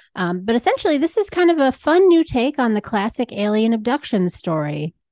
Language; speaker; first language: English; native; English